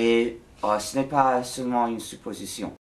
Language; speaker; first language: French; non-native, fluent; English